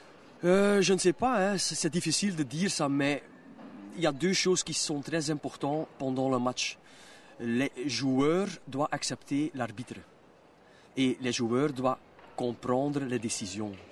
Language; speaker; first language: French; non-native, local second language; Dutch